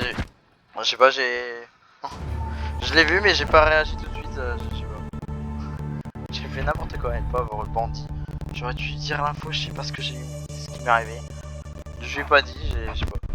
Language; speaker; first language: French; native; French